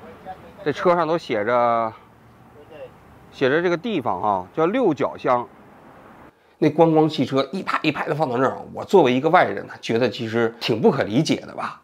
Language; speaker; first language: Chinese; native; Chinese